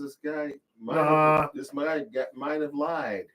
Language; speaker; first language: English; native; English